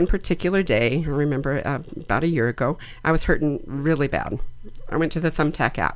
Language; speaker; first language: English; native; English